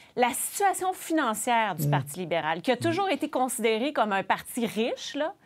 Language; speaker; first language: French; native; French